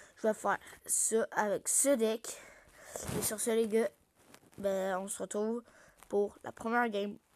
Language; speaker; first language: French; native; French